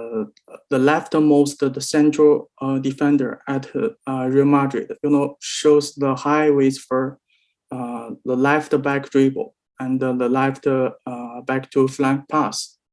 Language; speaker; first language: English; non-native, learner; Chinese